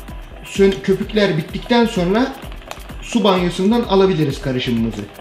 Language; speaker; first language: Turkish; native; Turkish